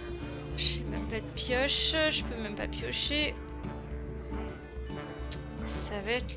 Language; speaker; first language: French; native; French